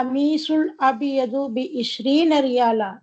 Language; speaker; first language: Arabic; non-native, learner; Tamil